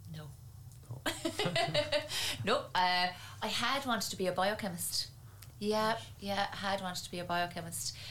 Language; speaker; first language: English; native; English